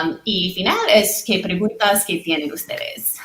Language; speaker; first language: Spanish; non-native, learner; English